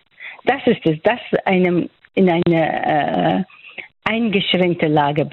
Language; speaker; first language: German; non-native, fluent; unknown